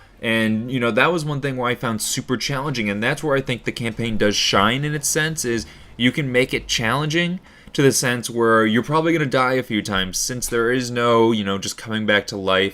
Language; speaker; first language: English; native; English